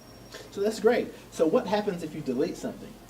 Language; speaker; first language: English; native; English